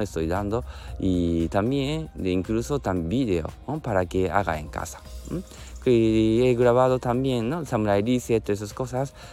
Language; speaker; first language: Spanish; non-native, learner; Japanese